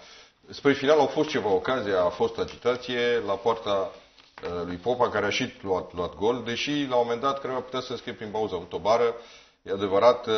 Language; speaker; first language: Romanian; native; Romanian